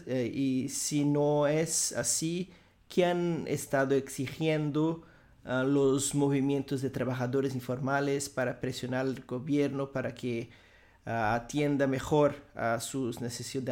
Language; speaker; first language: Spanish; non-native, fluent; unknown